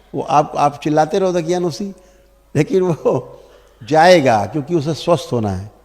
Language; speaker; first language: Hindi; native; Hindi